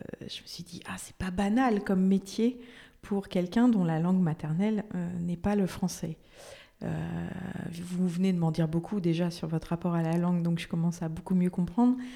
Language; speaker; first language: French; native; French